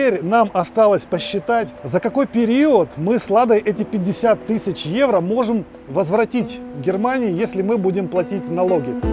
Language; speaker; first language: Russian; native; Russian